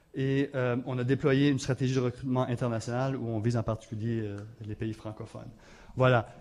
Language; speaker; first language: French; native; French